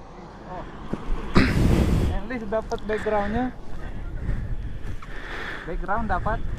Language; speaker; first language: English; non-native, learner; Indonesian